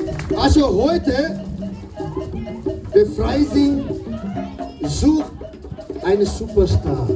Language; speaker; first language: German; non-native, learner; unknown